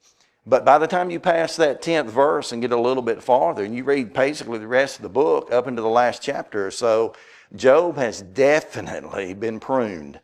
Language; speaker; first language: English; native; English